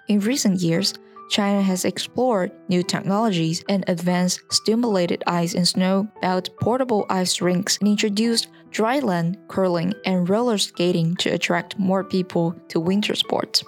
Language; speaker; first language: English; non-native, fluent; Chinese